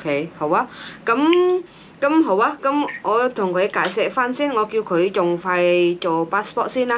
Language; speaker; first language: Cantonese; non-native, fluent; Indonesian